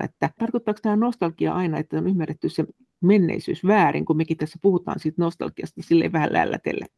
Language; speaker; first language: Finnish; native; Finnish